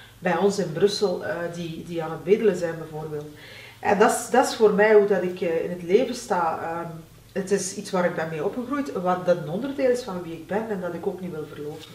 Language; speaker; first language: Dutch; non-native, local second language; Turkish